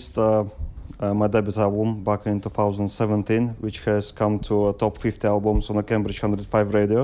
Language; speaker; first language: English; non-native, fluent; Russian